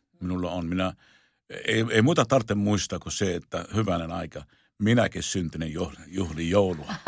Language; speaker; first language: Finnish; non-native, fluent; Arabic